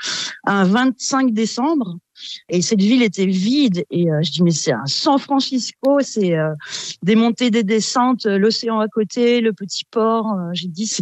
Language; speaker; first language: French; native; French